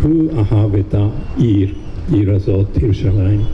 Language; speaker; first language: Hebrew; non-native, fluent; Japanese